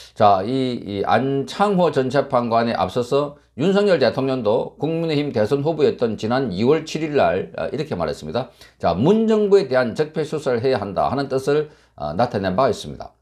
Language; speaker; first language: Korean; native; Korean